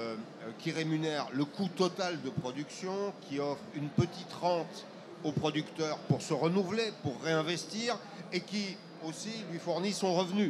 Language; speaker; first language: French; native; French